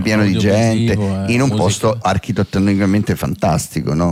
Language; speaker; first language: Italian; native; Italian